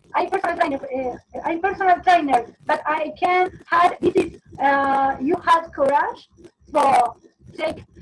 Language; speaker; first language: English; non-native, learner; Spanish